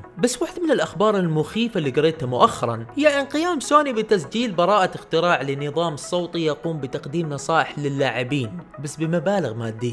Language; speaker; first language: Arabic; native; Arabic